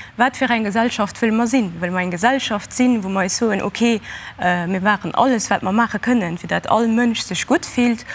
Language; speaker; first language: Luxembourgish; early bilingual, other home language; Kabuverdianu